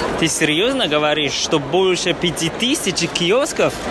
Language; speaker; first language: Russian; non-native, fluent; Chinese